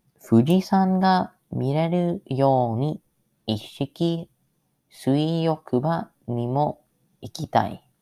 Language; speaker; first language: Japanese; non-native, learner; English